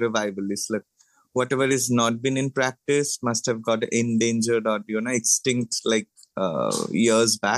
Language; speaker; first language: English; non-native, local second language; Bangla